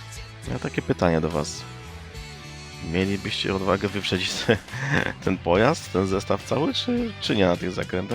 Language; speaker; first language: Polish; native; Polish